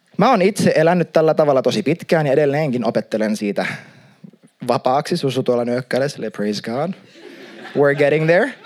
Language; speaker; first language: Finnish; native; Finnish